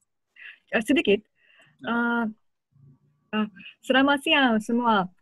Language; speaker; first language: Indonesian; non-native, learner; Japanese